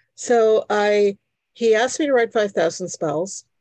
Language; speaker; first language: English; early bilingual, other home language; Hungarian